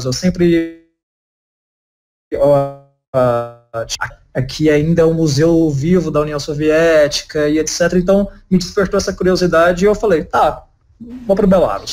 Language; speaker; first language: Portuguese; native; Portuguese